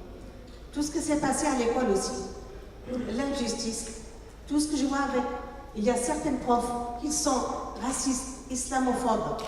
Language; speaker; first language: French; non-native, local second language; Arabic